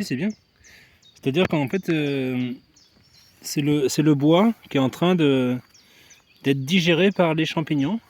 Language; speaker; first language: French; native; French